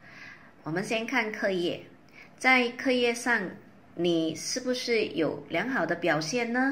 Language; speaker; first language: Chinese; native; Chinese